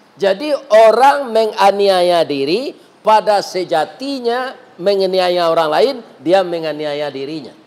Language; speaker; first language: Malay; non-native, local second language; Minangkabau